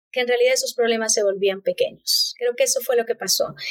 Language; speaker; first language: Spanish; native; Spanish